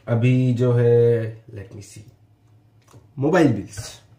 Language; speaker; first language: Hindi; native; Hindi